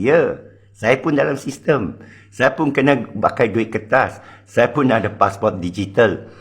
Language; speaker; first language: Malay; non-native, local second language; Chinese